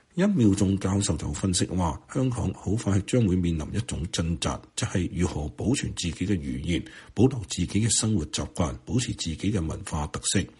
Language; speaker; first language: Chinese; non-native, local second language; Cantonese